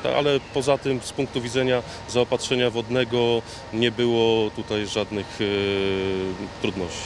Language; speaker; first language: Polish; native; Polish